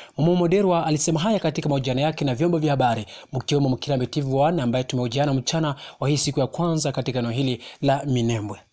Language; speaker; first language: Swahili; non-native, local second language; Kinyarwanda